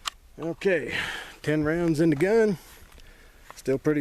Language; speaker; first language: English; native; English